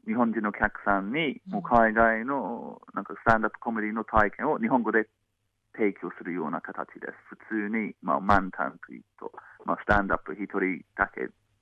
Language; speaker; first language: Japanese; non-native, fluent; English